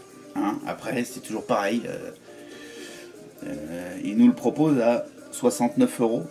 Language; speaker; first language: French; native; French